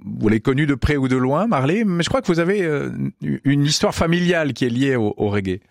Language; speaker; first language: French; native; French